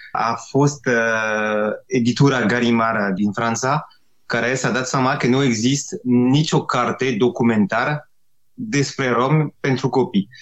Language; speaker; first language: Romanian; non-native, fluent; French